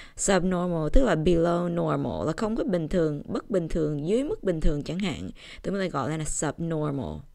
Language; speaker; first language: Vietnamese; early bilingual, heritage; Vietnamese